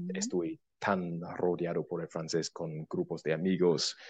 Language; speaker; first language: Spanish; non-native, fluent; English